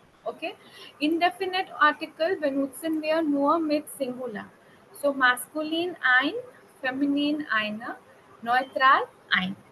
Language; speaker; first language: German; non-native, fluent; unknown